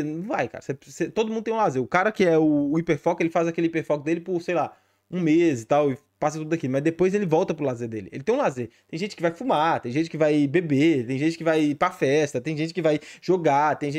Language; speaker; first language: Portuguese; native; Portuguese